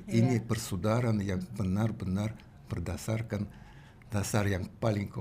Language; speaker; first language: Indonesian; non-native, learner; Russian